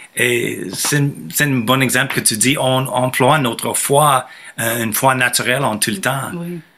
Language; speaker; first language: French; non-native, fluent; English